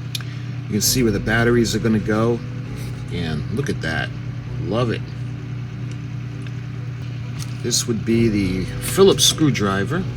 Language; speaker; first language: English; native; English